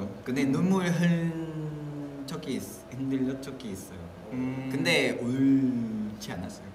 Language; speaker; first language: Korean; non-native, fluent; Vietnamese